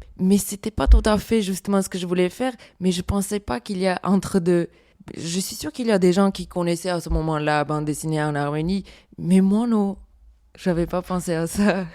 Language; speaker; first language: French; non-native, fluent; Armenian